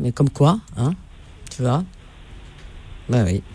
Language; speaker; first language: French; native; French